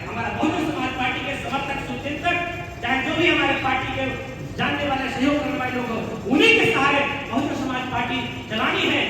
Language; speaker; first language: Hindi; native; Hindi